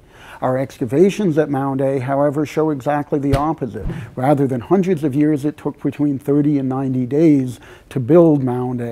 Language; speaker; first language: English; native; English